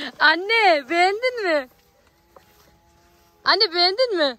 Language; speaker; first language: Korean; non-native, fluent; Turkish